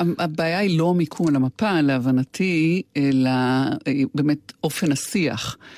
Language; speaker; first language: Hebrew; native; Hebrew